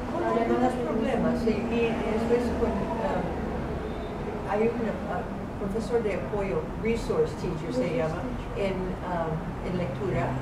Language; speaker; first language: Spanish; non-native, fluent; English